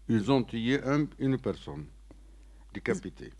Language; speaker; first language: French; non-native, learner; Arabic